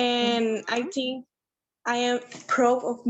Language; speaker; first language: English; non-native, learner; Spanish